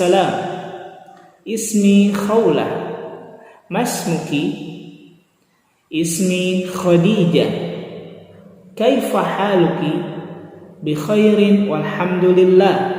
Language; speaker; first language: Arabic; non-native, fluent; Indonesian